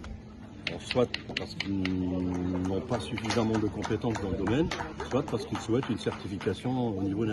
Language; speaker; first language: French; native; French